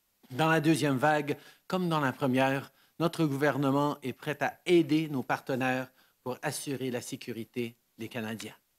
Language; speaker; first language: French; early bilingual, heritage; French